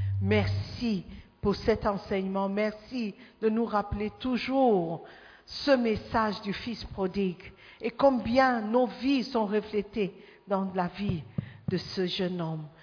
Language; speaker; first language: French; non-native, fluent; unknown